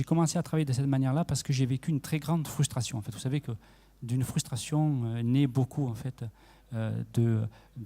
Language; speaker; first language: French; native; French